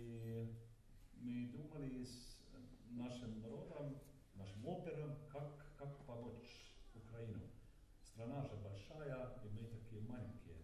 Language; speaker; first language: Russian; non-native, learner; Estonian